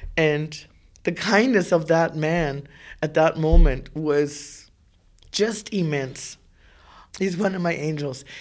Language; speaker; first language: English; native; English